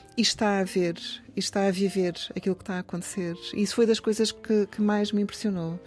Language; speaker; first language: Portuguese; native; Portuguese